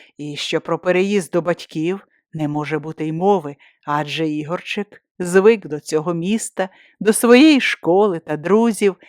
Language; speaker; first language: Ukrainian; native; Ukrainian